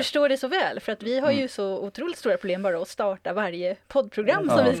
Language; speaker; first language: Swedish; native; Swedish